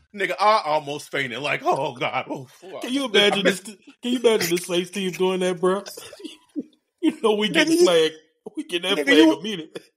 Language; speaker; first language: English; native; English